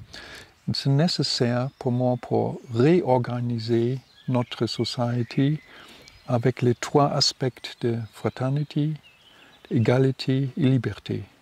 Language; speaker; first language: French; non-native, learner; German